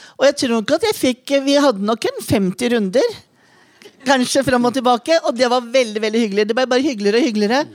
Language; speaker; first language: Norwegian; native; Norwegian